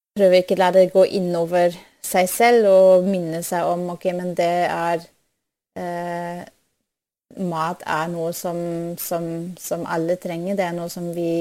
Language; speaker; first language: Norwegian; non-native, fluent; German